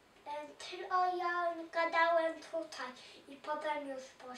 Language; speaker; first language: Polish; early bilingual, heritage; Polish